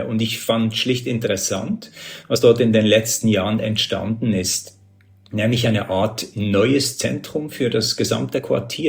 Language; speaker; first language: German; native; German